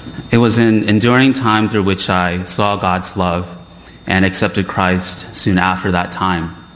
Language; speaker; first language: English; early bilingual, other home language; Chinese